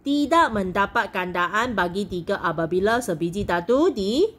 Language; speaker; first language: Malay; non-native, local second language; Chinese